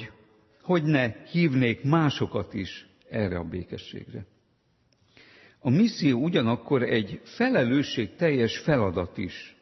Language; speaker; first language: Hungarian; native; Hungarian